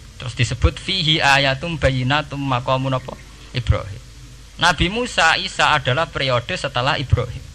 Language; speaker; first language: Indonesian; non-native, local second language; Javanese